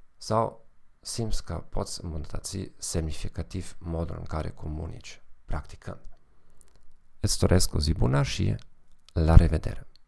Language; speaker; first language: Romanian; non-native, fluent; German